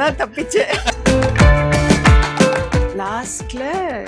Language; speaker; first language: Tamil; non-native, local second language; English